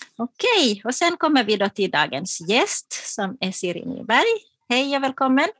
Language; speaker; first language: Swedish; native; Swedish